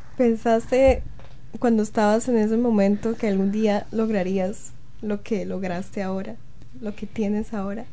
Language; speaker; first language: Spanish; native; Spanish